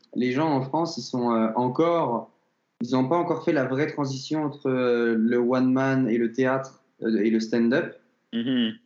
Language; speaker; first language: French; native; French